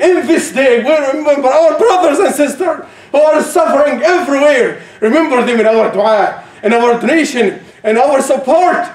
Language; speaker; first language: English; non-native, fluent; Arabic